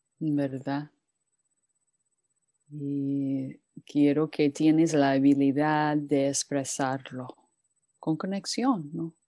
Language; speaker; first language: Spanish; non-native, fluent; English